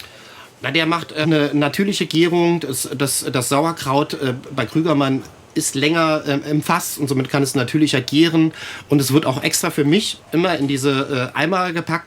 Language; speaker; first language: German; native; German